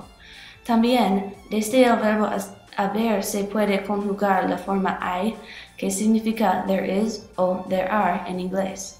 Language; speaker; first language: Spanish; non-native, learner; English